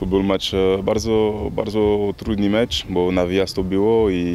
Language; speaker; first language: Polish; non-native, learner; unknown